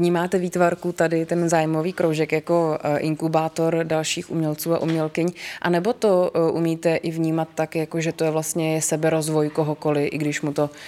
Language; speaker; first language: Czech; native; Czech